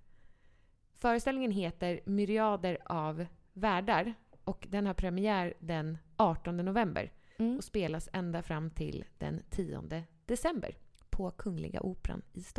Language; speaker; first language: Swedish; native; Swedish